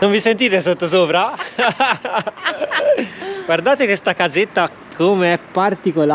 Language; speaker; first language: Italian; native; Italian